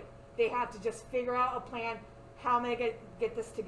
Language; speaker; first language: English; native; English